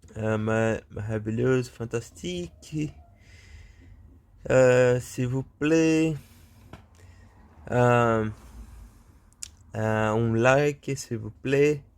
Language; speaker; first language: French; non-native, learner; Portuguese